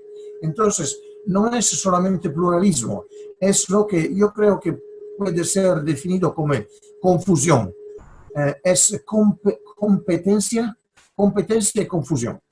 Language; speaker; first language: Spanish; non-native, fluent; Italian